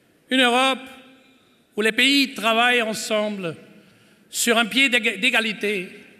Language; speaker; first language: French; non-native, fluent; German